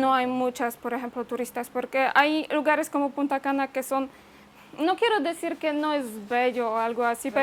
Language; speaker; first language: Spanish; non-native, fluent; Polish